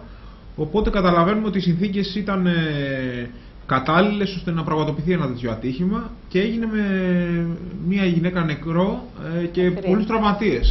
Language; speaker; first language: Greek; native; Greek